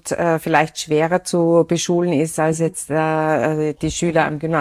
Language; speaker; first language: German; native; German